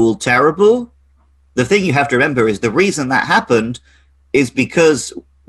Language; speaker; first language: English; native; English